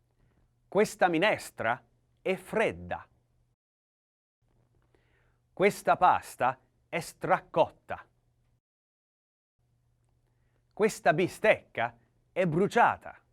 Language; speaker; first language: Italian; non-native, learner; English